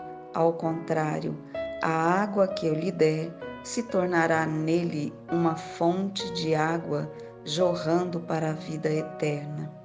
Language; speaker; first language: Portuguese; native; Portuguese